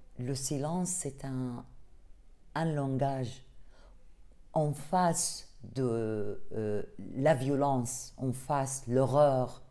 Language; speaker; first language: French; non-native, learner; Arabic